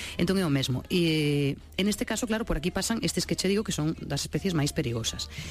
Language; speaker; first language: Galician; non-native, local second language; Spanish